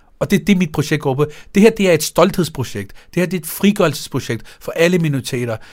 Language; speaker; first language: Danish; early bilingual, other home language; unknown